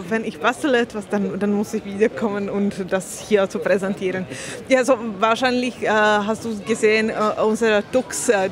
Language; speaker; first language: German; non-native, learner; Slovak